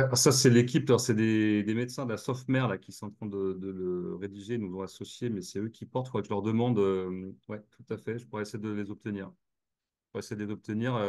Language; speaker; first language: French; native; French